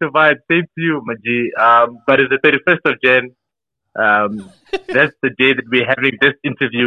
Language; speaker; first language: English; non-native, local second language; Tsonga